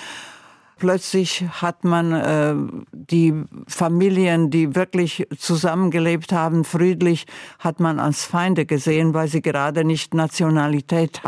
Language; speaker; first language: German; non-native, fluent; Croatian